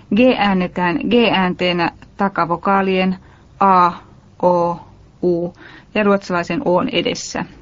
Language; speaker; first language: Finnish; native; Finnish